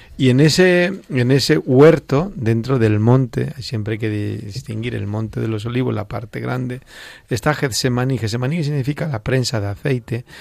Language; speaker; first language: Spanish; native; Spanish